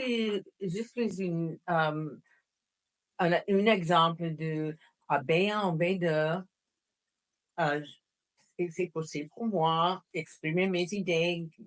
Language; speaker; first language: French; non-native, fluent; English